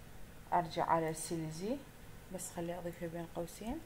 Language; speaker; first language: Arabic; native; Arabic